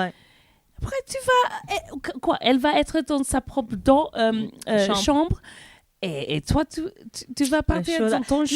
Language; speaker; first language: French; non-native, learner; English